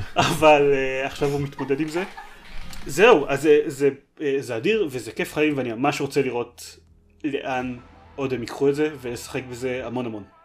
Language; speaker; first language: Hebrew; native; Hebrew